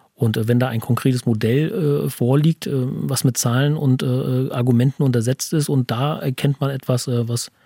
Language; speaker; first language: German; native; German